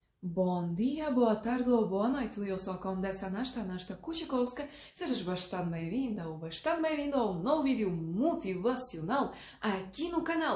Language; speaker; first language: Portuguese; non-native, fluent; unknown